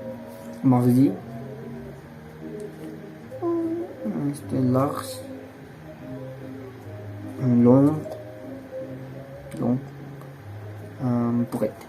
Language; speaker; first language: French; non-native, learner; Spanish